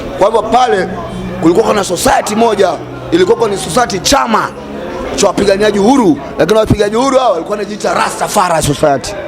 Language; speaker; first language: Swahili; native; Swahili